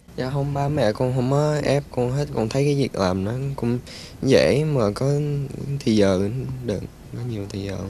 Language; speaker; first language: Vietnamese; early bilingual, heritage; Vietnamese